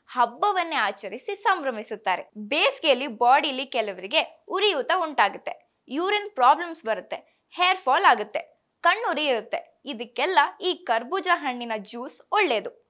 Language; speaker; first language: Kannada; native; Kannada